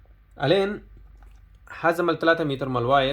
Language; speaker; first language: Arabic; non-native, learner; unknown